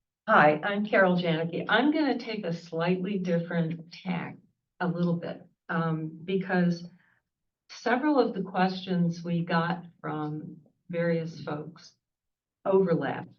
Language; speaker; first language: English; native; English